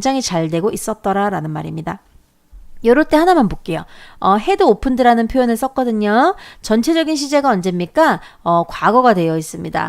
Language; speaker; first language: Korean; native; Korean